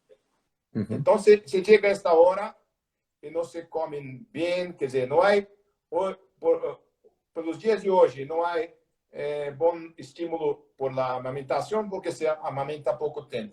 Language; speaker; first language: Spanish; non-native, learner; Portuguese